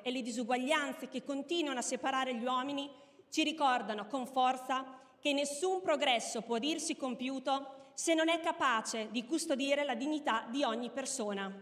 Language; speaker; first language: Italian; native; Italian